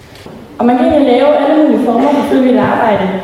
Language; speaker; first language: Danish; native; Danish